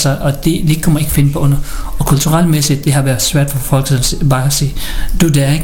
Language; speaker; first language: Danish; non-native, fluent; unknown